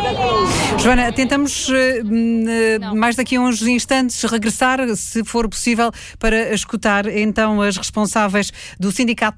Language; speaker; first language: Portuguese; native; Portuguese